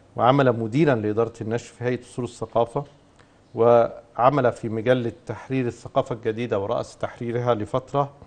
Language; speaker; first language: Arabic; native; Arabic